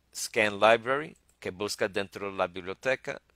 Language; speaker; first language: Spanish; early bilingual, heritage; Spanish